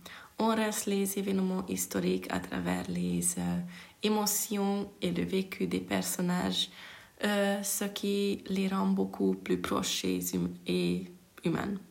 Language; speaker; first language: French; non-native, fluent; Hungarian